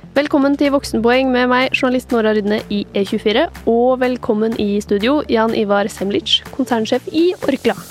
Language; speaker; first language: Norwegian; native; Norwegian